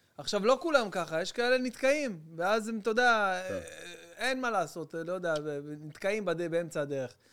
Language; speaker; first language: Hebrew; native; Hebrew